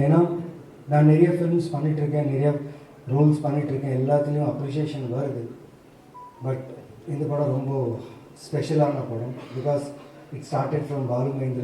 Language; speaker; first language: Tamil; non-native, fluent; Telugu